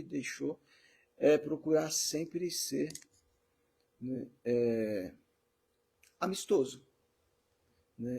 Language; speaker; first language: Portuguese; native; Portuguese